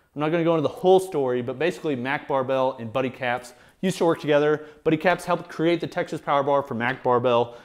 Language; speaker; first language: English; native; English